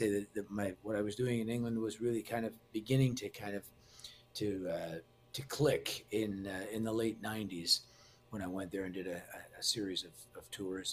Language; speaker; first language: English; native; English